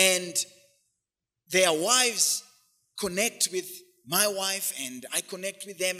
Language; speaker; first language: English; non-native, local second language; Shona